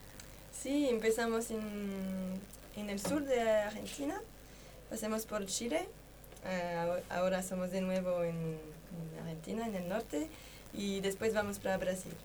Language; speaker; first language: Spanish; non-native, learner; French